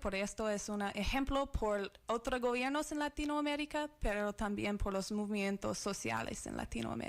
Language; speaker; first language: Spanish; non-native, learner; English